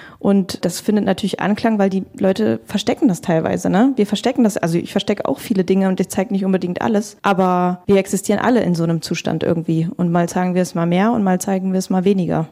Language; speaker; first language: German; early bilingual, other home language; Russian